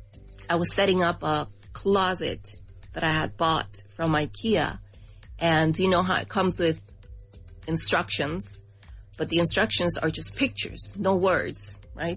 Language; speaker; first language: English; non-native, fluent; Spanish